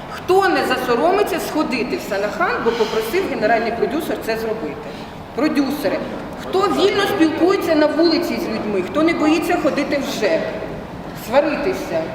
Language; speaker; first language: Ukrainian; non-native, local second language; Russian